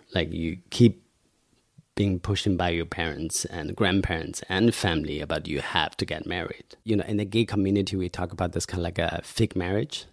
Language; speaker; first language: English; non-native, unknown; Chinese